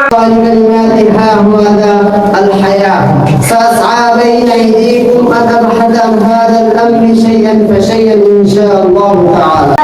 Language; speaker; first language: Arabic; non-native, learner; Bangla